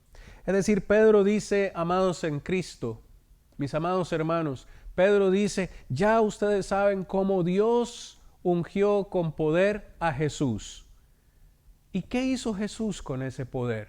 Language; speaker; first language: Spanish; native; Spanish